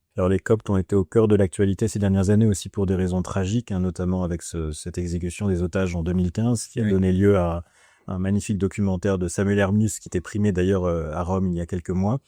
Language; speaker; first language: French; native; French